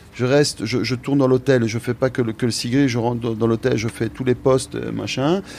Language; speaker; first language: French; native; French